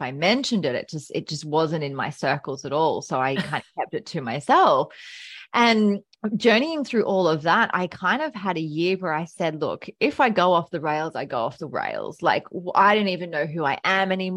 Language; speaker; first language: English; native; English